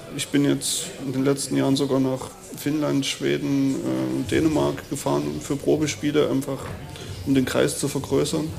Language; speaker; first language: German; native; German